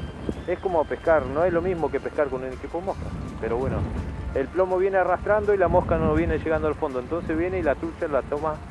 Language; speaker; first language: Spanish; native; Spanish